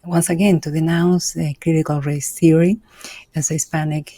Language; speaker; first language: English; non-native, fluent; Spanish